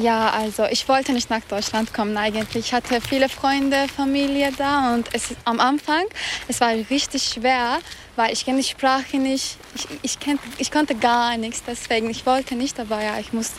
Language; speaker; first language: German; non-native, learner; Turkish